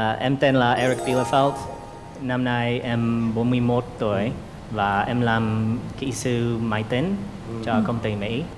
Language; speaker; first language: Vietnamese; non-native, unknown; English